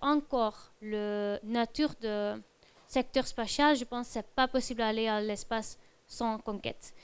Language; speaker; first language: French; non-native, fluent; Dutch